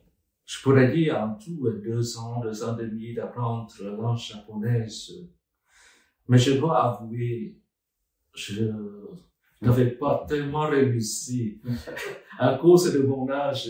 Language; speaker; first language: French; non-native, fluent; Vietnamese